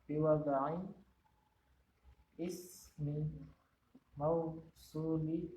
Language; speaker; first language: Arabic; non-native, learner; Indonesian